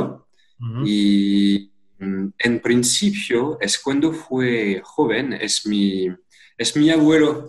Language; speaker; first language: Spanish; non-native, fluent; French